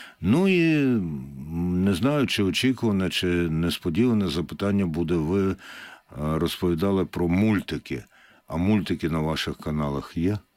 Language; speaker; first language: Ukrainian; native; Ukrainian